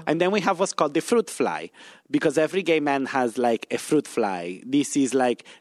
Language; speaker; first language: English; native; English